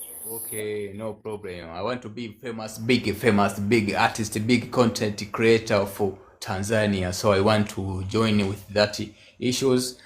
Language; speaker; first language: English; non-native, learner; Swahili